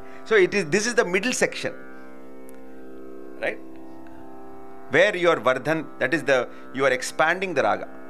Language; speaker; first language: English; non-native, local second language; Tamil